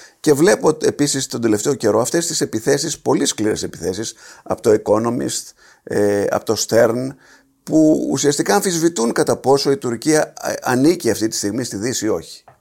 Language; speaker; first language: Greek; native; Greek